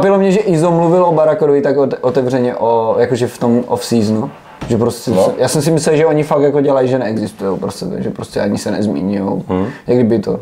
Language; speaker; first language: Czech; native; Czech